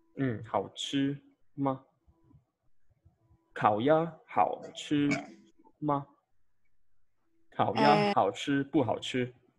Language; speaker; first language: Chinese; non-native, fluent; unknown